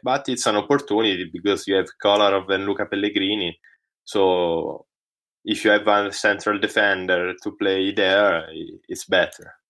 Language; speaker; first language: English; non-native, learner; Italian